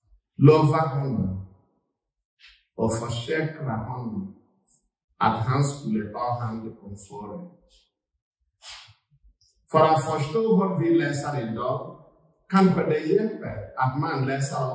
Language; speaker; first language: Swedish; non-native, fluent; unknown